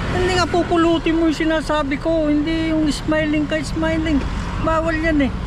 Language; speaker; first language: Filipino; non-native, local second language; Iloko